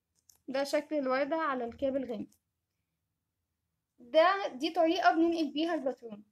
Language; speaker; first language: Arabic; native; Arabic